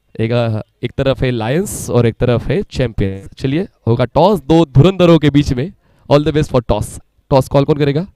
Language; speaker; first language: Hindi; non-native, local second language; Marathi